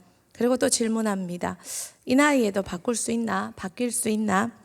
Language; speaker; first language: Korean; native; Korean